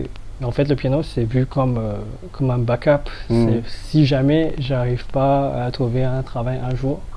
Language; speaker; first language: French; non-native, fluent; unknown